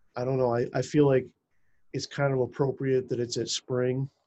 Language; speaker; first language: English; native; English